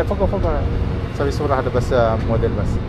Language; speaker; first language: Arabic; non-native, learner; Filipino